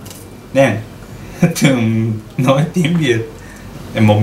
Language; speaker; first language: Vietnamese; non-native, learner; Japanese